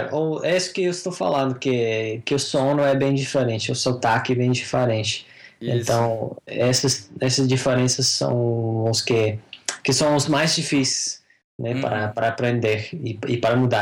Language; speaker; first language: Portuguese; non-native, fluent; English